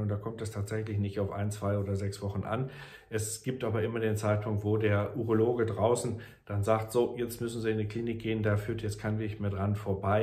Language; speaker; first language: German; native; German